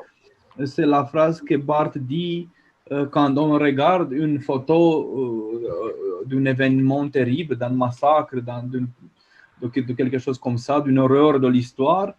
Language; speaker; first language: French; non-native, fluent; Romanian